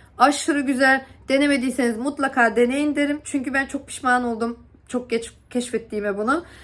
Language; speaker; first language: Turkish; early bilingual, heritage; Turkish